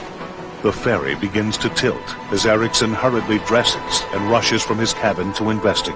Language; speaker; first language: English; native; English